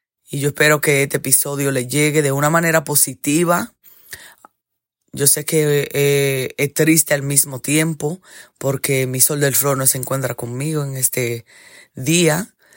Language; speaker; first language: Spanish; early bilingual, heritage; Spanish